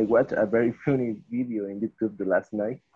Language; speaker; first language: English; non-native, learner; Spanish